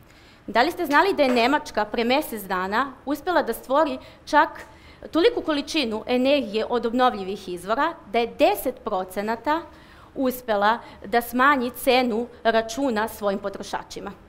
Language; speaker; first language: Serbian; native; Serbian